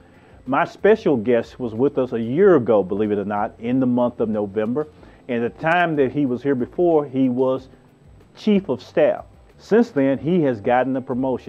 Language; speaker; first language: English; native; English